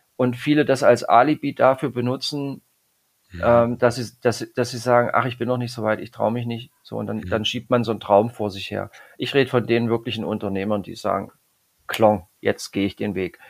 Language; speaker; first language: German; native; German